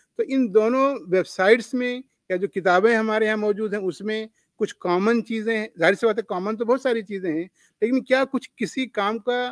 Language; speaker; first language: Urdu; native; Urdu